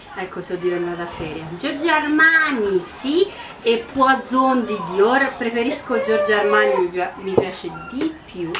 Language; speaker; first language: Italian; non-native, fluent; Romanian